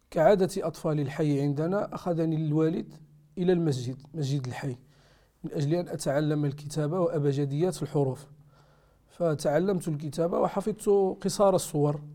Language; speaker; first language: Arabic; native; Arabic